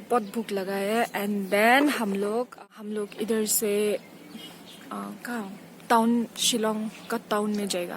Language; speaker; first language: Hindi; non-native, local second language; Assamese